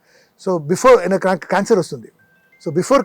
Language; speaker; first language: Telugu; non-native, local second language; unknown